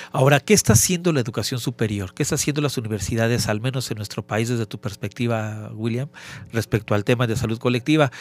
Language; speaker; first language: Spanish; native; Spanish